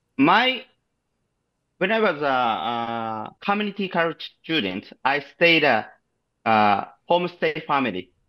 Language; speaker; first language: English; non-native, learner; Japanese